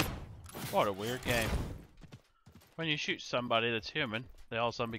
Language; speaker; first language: English; native; English